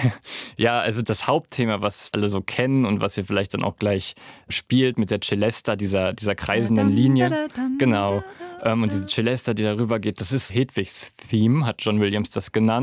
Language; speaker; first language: German; native; German